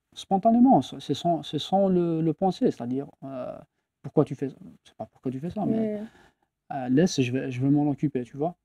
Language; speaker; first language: French; non-native, local second language; Kabyle